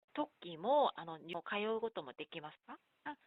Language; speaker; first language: Japanese; non-native, fluent; Korean